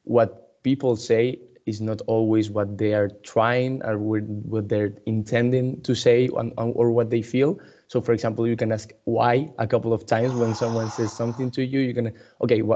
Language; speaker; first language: English; non-native, fluent; Spanish